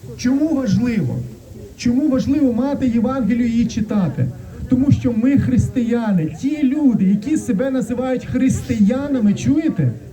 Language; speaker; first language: Ukrainian; non-native, local second language; Russian